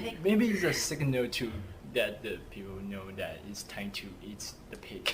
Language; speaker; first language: English; non-native, learner; Chinese